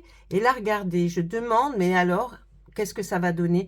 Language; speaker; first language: French; native; French